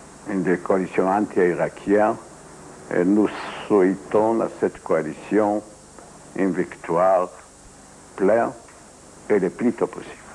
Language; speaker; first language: French; non-native, fluent; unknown